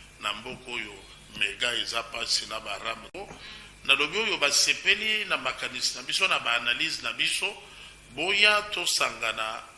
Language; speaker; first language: Lingala; non-native, local second language; Luba-Lulua